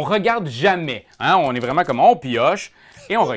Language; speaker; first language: French; native; French